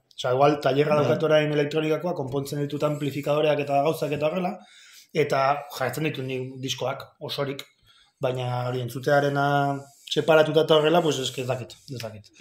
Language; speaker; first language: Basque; non-native, local second language; Spanish